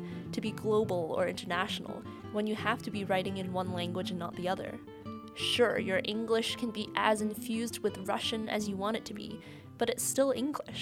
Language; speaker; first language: English; non-native, local second language; Cantonese